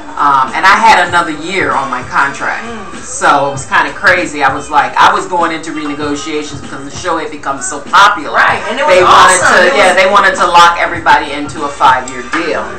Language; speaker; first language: English; native; English